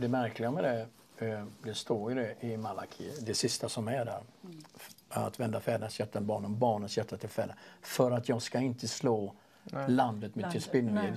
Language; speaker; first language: Swedish; native; Swedish